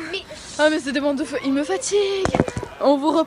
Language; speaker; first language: French; native; French